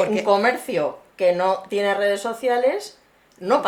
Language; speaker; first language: Spanish; native; Spanish